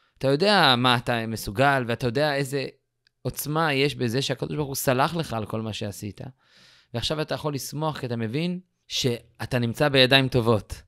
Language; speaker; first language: Hebrew; native; Hebrew